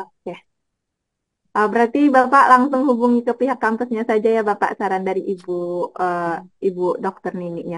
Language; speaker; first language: Indonesian; native; Indonesian